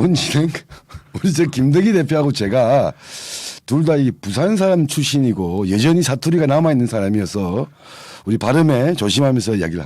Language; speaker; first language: Korean; native; Korean